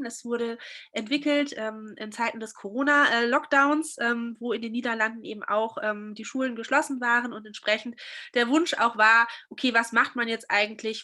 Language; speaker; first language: German; native; German